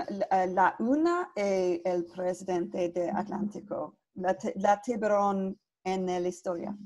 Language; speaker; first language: Spanish; non-native, learner; English